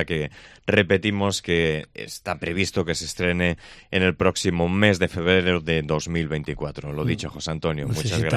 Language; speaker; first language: Spanish; native; Spanish